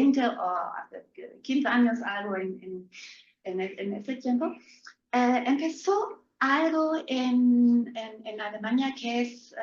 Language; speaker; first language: Spanish; non-native, fluent; German